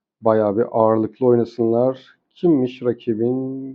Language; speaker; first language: Turkish; native; Turkish